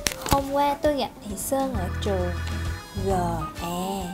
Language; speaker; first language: Vietnamese; native; Vietnamese